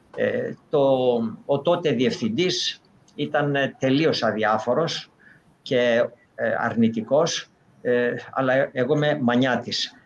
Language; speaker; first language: Greek; native; Greek